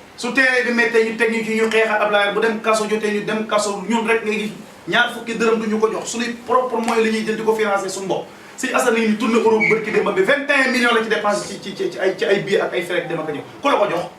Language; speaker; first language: Wolof; native; Wolof